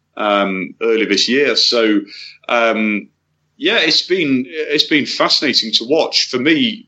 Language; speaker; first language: English; native; English